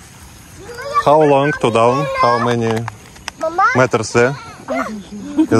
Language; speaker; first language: English; non-native, learner; Russian